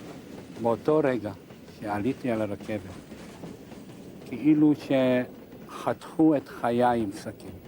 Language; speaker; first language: Hebrew; non-native, fluent; Hungarian